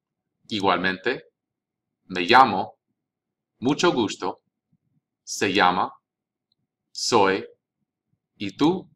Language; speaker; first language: Spanish; non-native, fluent; English